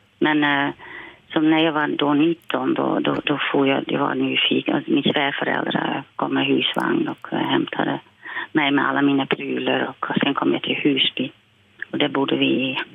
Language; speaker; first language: Swedish; non-native, fluent; Dutch